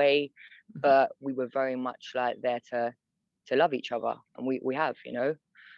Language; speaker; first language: English; native; English